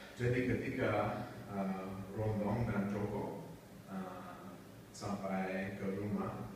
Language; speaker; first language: Indonesian; non-native, learner; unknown